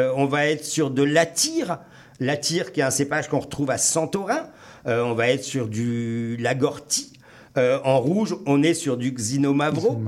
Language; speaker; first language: French; native; French